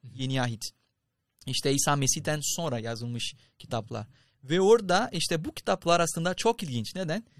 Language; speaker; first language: Turkish; non-native, fluent; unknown